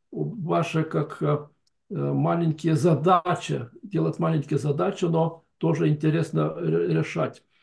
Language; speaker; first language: Russian; non-native, fluent; Lithuanian